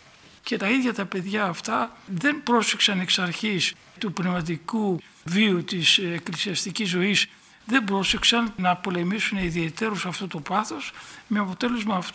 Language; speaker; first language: Greek; native; Greek